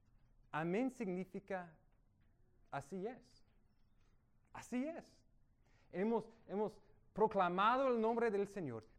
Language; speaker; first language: Spanish; non-native, fluent; English